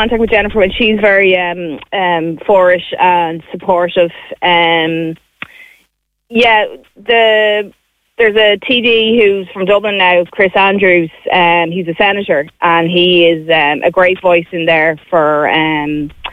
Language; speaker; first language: English; native; English